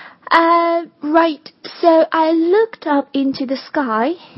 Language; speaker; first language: English; non-native, fluent; Chinese